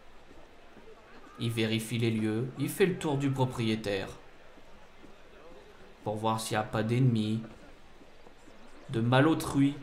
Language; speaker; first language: French; native; French